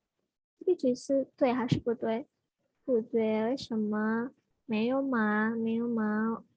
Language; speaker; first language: Chinese; non-native, learner; Indonesian